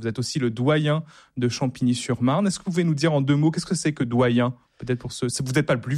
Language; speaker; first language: French; native; French